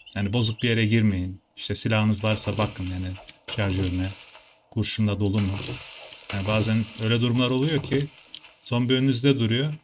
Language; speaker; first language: Turkish; early bilingual, heritage; Turkish